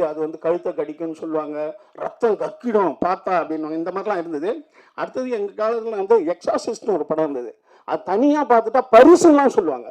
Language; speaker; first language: Tamil; native; Tamil